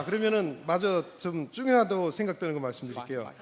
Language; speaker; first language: Korean; native; Korean